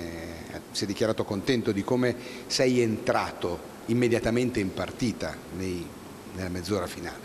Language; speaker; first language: Italian; native; Italian